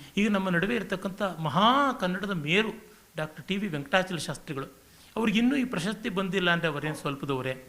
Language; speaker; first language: Kannada; native; Kannada